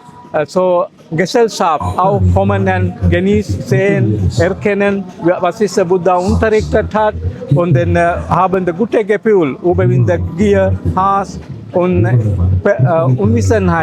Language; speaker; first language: German; non-native, learner; Sinhala